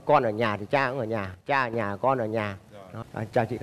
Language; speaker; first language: Vietnamese; native; Vietnamese